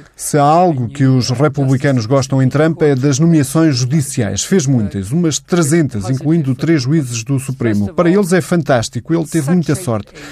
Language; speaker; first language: Portuguese; non-native, fluent; English